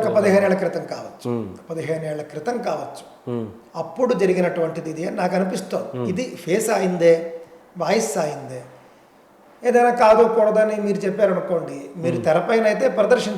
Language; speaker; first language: Telugu; native; Telugu